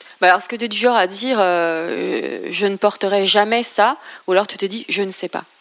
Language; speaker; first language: French; native; French